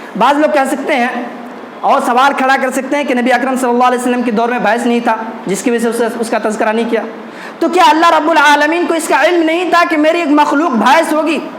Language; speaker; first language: Urdu; native; Urdu